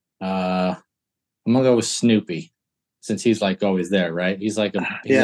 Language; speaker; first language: English; native; English